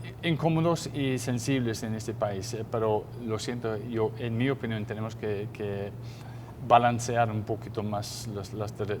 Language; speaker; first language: Spanish; non-native, fluent; English